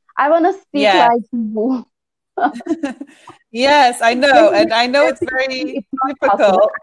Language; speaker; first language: English; non-native, local second language; Hindi